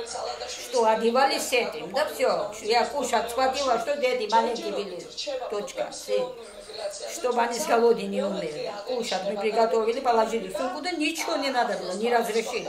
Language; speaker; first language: Russian; non-native, local second language; Georgian